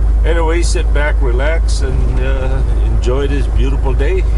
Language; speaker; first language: English; native; English